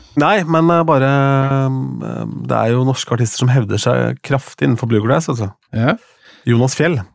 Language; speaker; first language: Norwegian; native; Norwegian